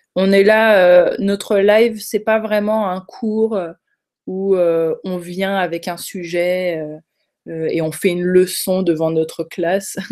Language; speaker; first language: French; native; French